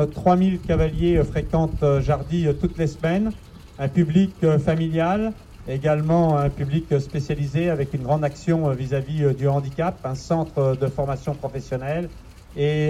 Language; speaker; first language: French; native; French